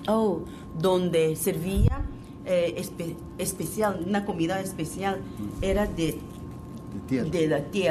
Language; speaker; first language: Spanish; non-native, fluent; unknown